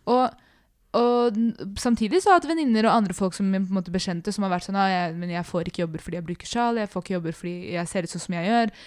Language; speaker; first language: Norwegian; early bilingual, other home language; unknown